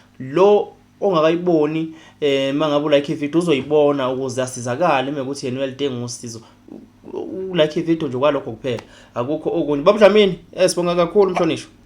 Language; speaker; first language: Zulu; native; Zulu